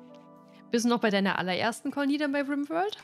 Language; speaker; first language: German; native; German